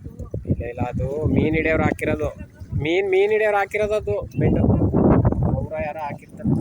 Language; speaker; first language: Kannada; native; Kannada